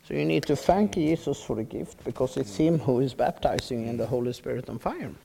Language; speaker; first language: English; non-native, learner; Norwegian